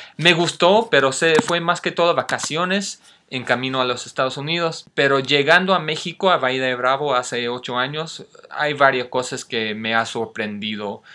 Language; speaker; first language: Spanish; non-native, fluent; English